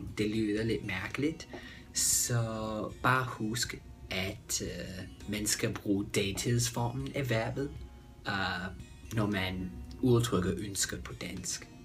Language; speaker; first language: Danish; non-native, fluent; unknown